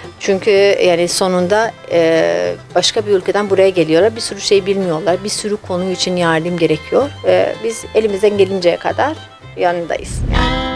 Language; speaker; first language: Turkish; non-native, fluent; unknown